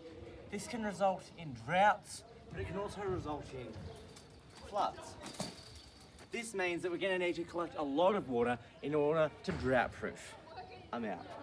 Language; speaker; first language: English; native; English